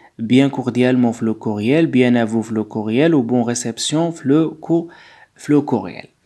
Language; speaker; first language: French; non-native, local second language; Arabic